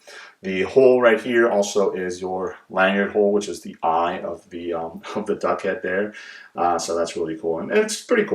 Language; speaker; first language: English; native; English